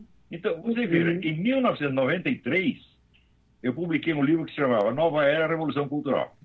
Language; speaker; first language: Portuguese; native; Portuguese